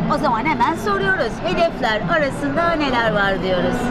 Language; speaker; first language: Turkish; native; Turkish